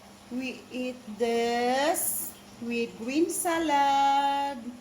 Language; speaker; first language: English; non-native, local second language; Cebuano